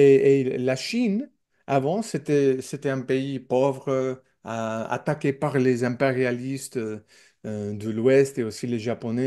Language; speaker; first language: French; non-native, learner; English